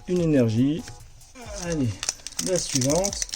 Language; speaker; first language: French; native; French